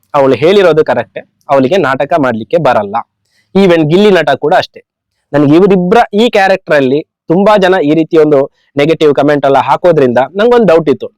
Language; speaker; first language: Kannada; non-native, local second language; Tulu